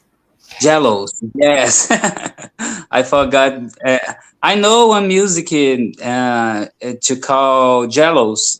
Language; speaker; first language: English; non-native, learner; Portuguese